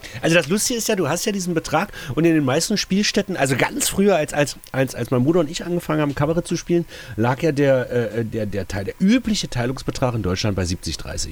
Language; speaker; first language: German; native; German